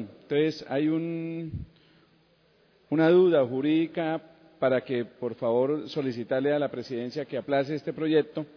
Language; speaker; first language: Spanish; native; Spanish